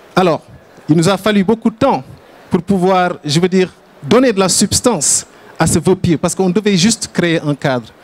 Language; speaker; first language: French; non-native, local second language; Wolof